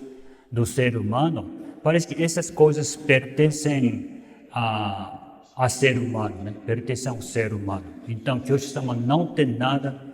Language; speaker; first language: Portuguese; non-native, fluent; Japanese